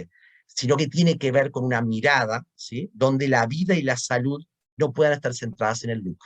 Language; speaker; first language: Spanish; native; Spanish